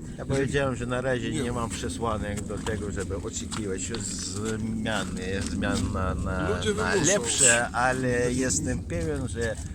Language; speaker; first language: Polish; non-native, fluent; Russian